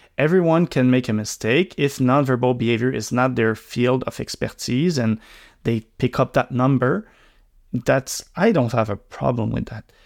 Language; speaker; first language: English; non-native, local second language; French